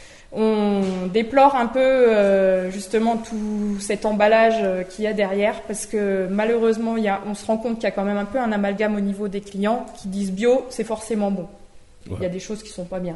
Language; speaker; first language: French; native; French